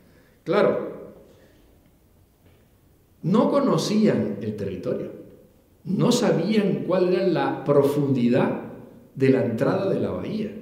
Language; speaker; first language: Spanish; native; Spanish